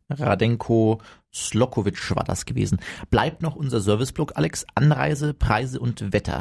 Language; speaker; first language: German; native; German